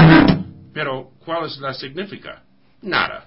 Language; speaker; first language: Spanish; non-native, learner; English